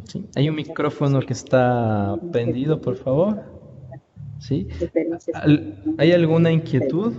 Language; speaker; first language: Spanish; native; Spanish